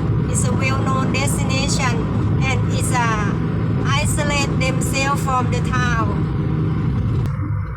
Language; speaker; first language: English; non-native, learner; Thai